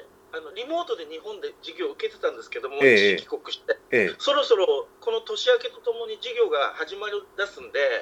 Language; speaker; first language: Japanese; native; Japanese